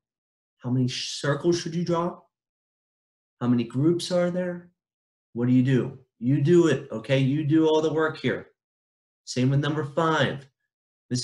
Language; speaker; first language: English; native; English